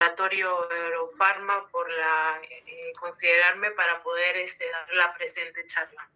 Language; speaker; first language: Spanish; native; Spanish